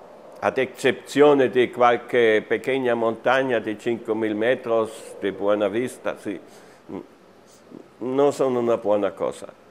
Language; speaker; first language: Spanish; non-native, fluent; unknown